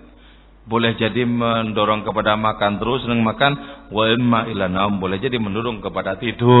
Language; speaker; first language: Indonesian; native; Indonesian